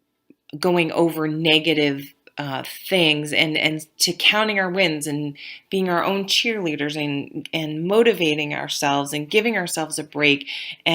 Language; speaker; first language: English; native; English